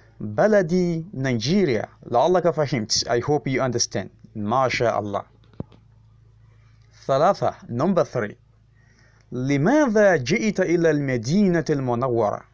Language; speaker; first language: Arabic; non-native, fluent; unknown